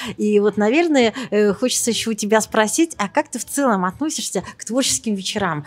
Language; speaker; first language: Russian; native; Russian